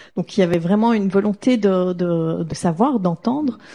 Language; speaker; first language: French; native; French